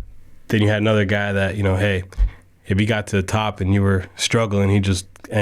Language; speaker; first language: English; native; English